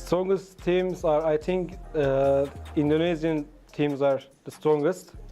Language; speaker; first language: English; non-native, learner; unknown